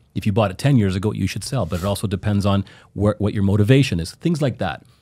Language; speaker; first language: English; native; English